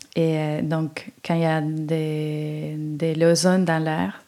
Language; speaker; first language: French; non-native, fluent; Spanish